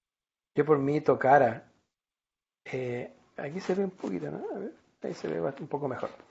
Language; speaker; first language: Spanish; native; Spanish